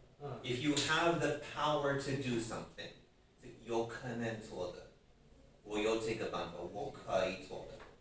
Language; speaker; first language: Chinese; non-native, fluent; English